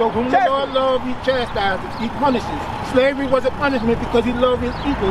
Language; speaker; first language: English; native; English